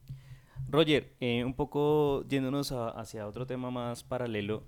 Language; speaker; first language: Spanish; native; Spanish